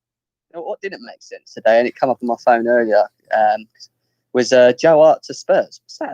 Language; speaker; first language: English; native; English